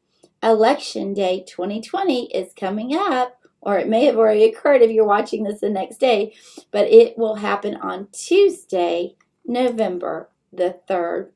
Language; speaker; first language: English; native; English